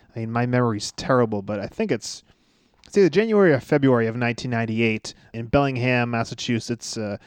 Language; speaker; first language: English; native; English